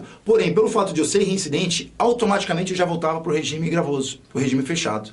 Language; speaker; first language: Portuguese; native; Portuguese